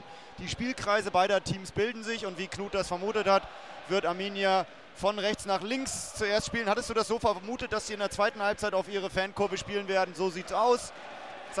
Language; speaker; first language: German; native; German